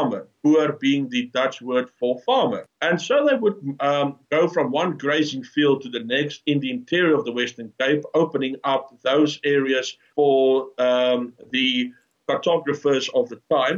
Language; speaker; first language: English; non-native, local second language; Afrikaans